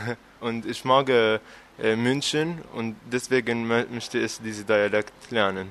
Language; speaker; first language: German; non-native, learner; Arabic